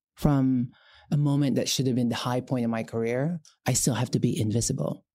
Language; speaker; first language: English; non-native, local second language; Filipino